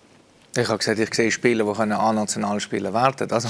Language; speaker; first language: German; native; German